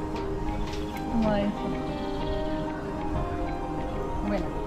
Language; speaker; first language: Spanish; non-native, learner; Russian